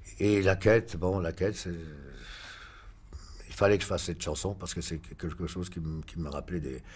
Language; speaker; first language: French; native; French